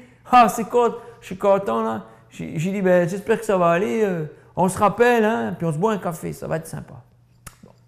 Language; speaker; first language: French; native; French